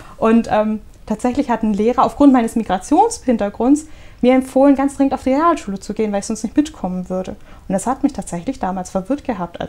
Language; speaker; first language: German; early bilingual, other home language; Russian